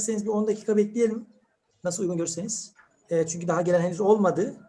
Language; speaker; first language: Turkish; native; Turkish